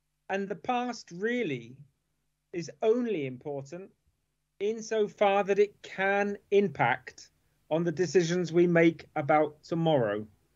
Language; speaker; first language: English; native; English